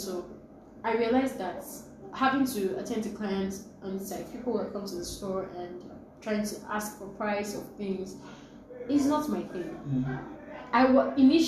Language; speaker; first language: English; non-native, local second language; Yoruba